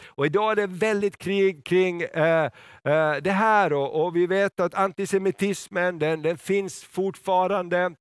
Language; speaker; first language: Swedish; native; Swedish